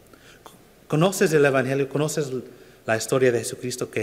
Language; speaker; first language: Spanish; non-native, fluent; English